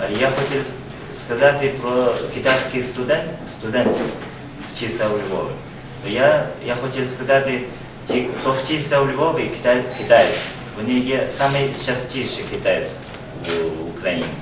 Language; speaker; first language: Ukrainian; non-native, learner; Chinese